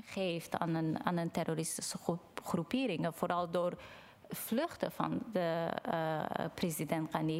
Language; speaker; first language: Dutch; non-native, fluent; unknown